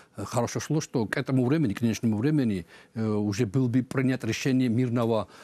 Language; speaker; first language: Russian; non-native, local second language; Georgian